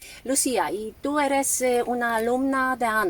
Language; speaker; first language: Spanish; non-native, fluent; Polish